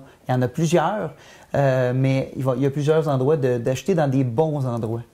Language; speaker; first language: French; native; French